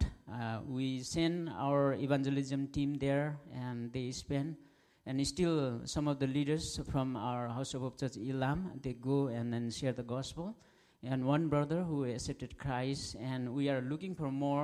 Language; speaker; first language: English; non-native, local second language; Nepali